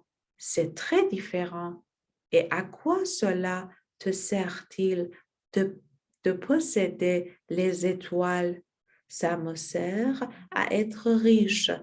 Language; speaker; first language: French; non-native, learner; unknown